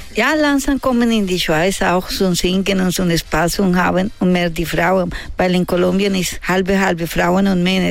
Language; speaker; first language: German; non-native, fluent; Spanish